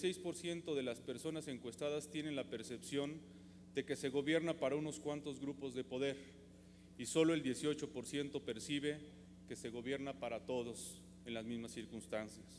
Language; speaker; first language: Spanish; native; Spanish